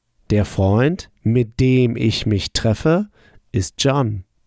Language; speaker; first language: German; native; German